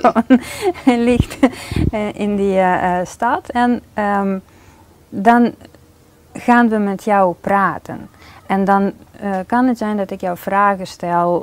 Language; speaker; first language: Dutch; non-native, fluent; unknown